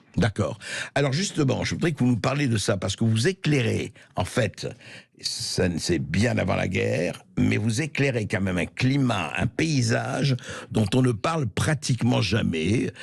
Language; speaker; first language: French; native; French